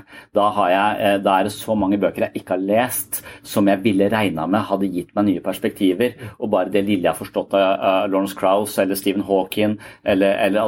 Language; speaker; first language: Norwegian; native; Norwegian